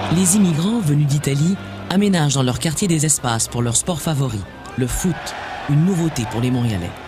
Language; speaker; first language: French; native; French